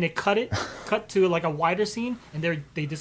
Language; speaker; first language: English; native; English